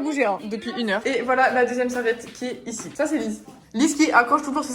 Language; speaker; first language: French; native; French